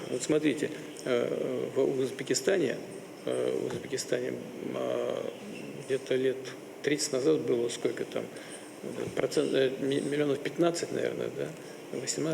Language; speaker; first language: Russian; native; Russian